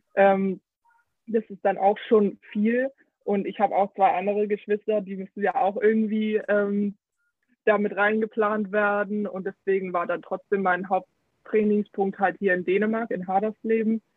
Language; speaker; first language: German; early bilingual, heritage; Danish